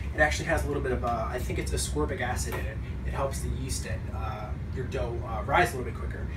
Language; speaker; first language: English; native; English